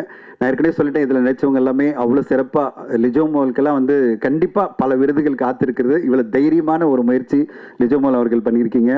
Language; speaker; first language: Tamil; native; Tamil